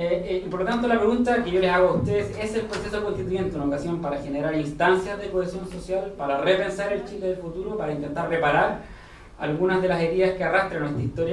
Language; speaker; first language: Spanish; native; Spanish